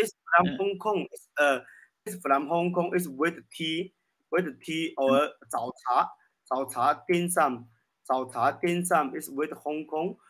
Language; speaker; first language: English; non-native, learner; Chinese